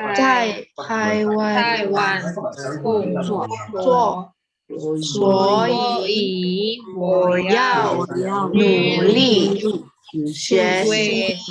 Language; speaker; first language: Chinese; non-native, learner; Indonesian